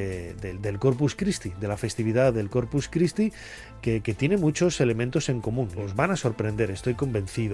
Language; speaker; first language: Spanish; native; Spanish